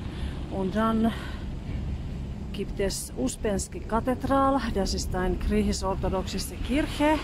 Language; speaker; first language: German; non-native, fluent; Finnish